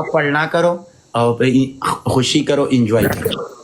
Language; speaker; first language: Hindi; non-native, learner; Pashto